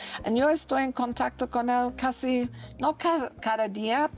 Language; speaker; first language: Spanish; non-native, learner; English